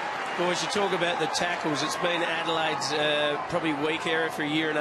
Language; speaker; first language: English; native; English